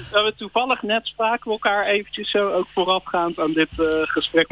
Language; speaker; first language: Dutch; native; Dutch